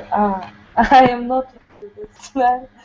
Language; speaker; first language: English; non-native, learner; Hungarian